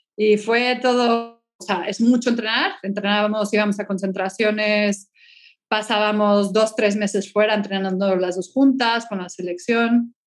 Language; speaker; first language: Spanish; native; Spanish